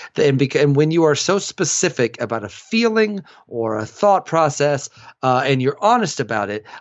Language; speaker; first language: English; native; English